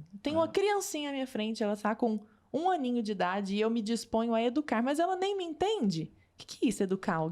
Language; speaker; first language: Portuguese; native; Portuguese